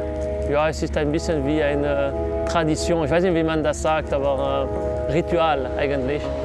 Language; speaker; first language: German; non-native, local second language; French